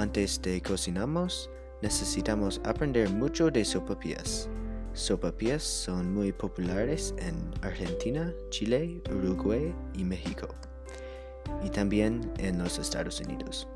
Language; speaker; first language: Spanish; non-native, learner; English